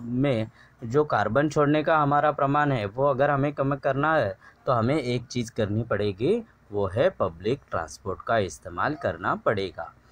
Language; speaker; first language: Hindi; non-native, local second language; Marathi